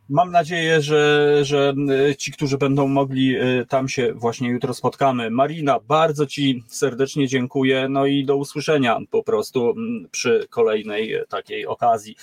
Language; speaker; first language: Polish; native; Polish